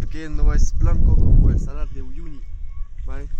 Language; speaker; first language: Spanish; non-native, learner; French